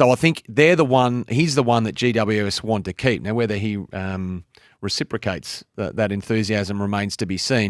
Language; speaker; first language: English; native; English